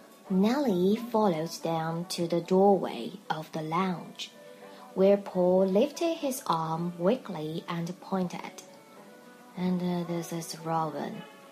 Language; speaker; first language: English; non-native, fluent; Chinese